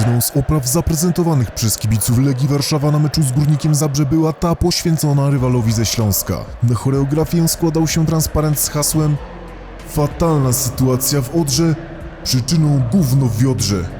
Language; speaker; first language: Polish; native; Polish